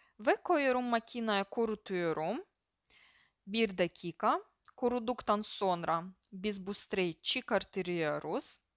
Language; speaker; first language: Turkish; non-native, fluent; Russian